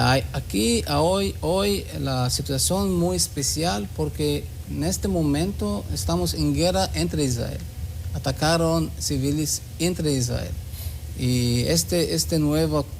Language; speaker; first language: Spanish; non-native, learner; Hebrew